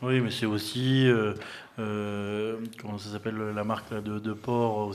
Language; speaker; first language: French; native; French